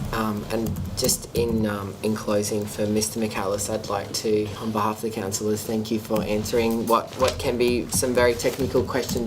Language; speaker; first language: English; native; English